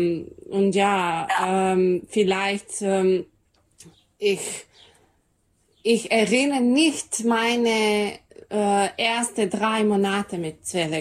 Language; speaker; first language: German; non-native, learner; Serbian